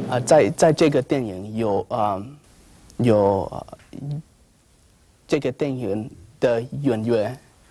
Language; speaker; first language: Chinese; non-native, learner; Hmong